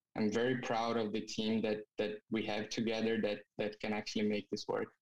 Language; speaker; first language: English; non-native, fluent; Portuguese